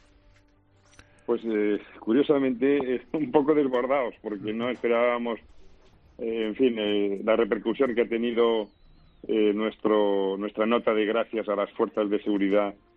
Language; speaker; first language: Spanish; non-native, local second language; Catalan